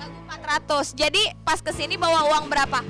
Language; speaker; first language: Indonesian; native; Indonesian